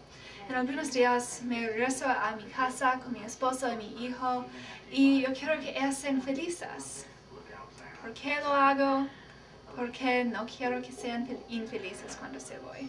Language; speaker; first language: Spanish; non-native, learner; English